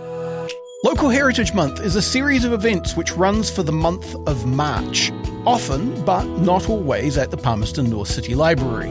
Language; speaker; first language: English; native; English